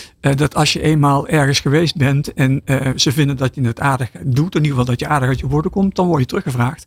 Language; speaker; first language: Dutch; native; Dutch